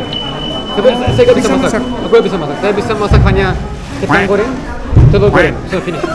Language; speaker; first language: Indonesian; non-native, fluent; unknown